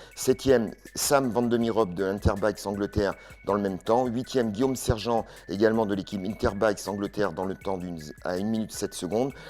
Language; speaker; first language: French; native; French